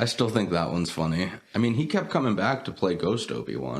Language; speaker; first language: English; native; English